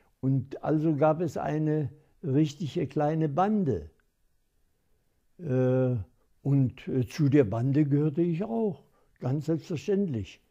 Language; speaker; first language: German; non-native, local second language; Upper Sorbian